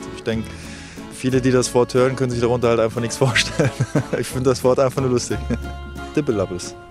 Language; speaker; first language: German; native; German